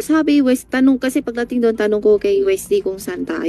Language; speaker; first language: Filipino; non-native, learner; Chinese